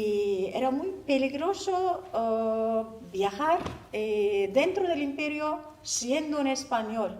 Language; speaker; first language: Spanish; non-native, fluent; Turkish